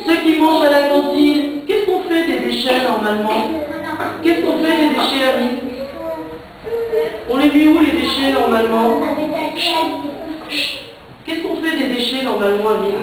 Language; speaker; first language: French; native; French